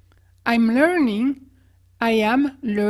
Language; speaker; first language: English; non-native, fluent; French